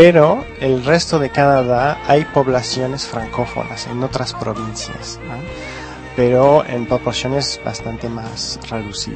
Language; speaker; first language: Spanish; early bilingual, heritage; Spanish